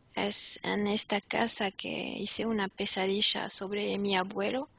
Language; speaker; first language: Spanish; non-native, fluent; French